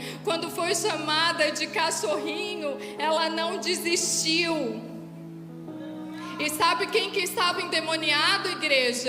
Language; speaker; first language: Portuguese; native; Portuguese